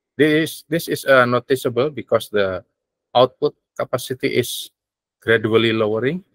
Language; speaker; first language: English; non-native, learner; Indonesian